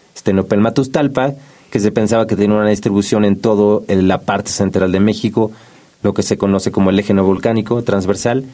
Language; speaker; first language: Spanish; native; Spanish